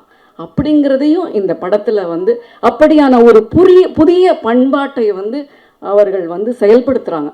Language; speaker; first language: Tamil; native; Tamil